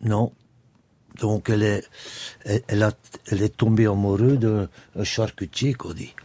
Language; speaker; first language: French; non-native, local second language; Dutch